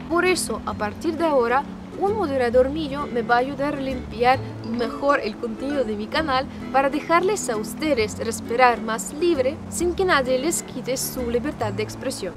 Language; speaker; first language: Spanish; non-native, fluent; Russian